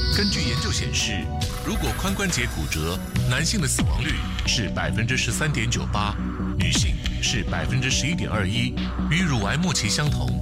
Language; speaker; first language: Chinese; native; Chinese